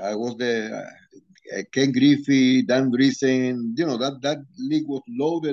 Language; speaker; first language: English; non-native, fluent; Spanish